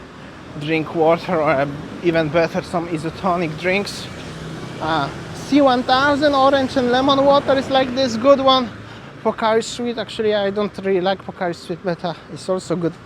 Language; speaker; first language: English; non-native, fluent; Polish